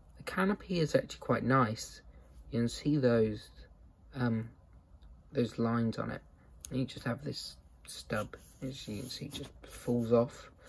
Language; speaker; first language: English; native; English